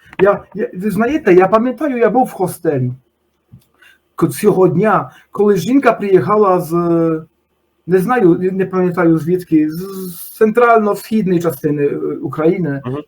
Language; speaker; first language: Polish; non-native, learner; Ukrainian